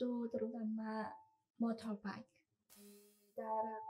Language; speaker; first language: Indonesian; non-native, learner; Chinese